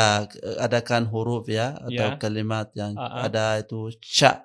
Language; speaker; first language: Indonesian; non-native, learner; Arabic